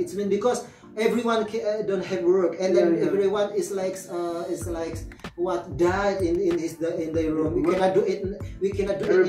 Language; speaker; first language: English; non-native, learner; Indonesian